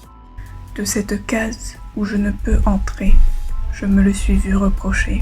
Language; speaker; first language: French; native; French